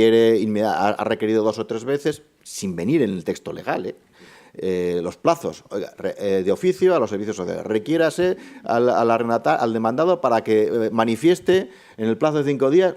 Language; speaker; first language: Spanish; native; Spanish